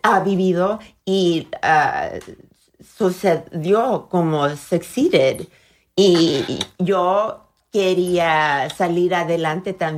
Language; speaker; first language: Spanish; early bilingual, heritage; Spanish